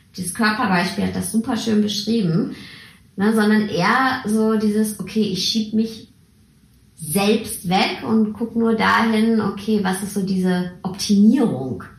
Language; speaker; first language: German; early bilingual, other home language; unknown